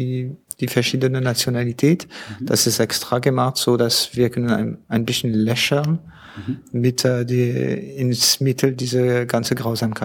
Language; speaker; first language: German; non-native, learner; French